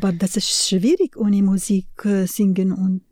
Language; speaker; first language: German; non-native, fluent; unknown